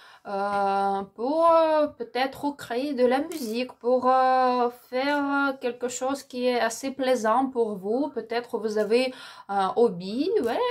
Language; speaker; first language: French; non-native, learner; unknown